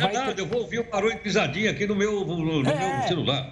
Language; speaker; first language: Portuguese; native; Portuguese